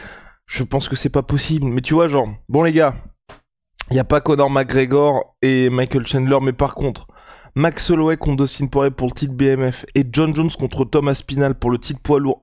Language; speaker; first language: French; native; French